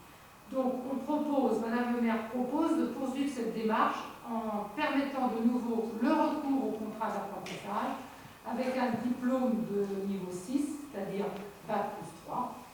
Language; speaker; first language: French; native; French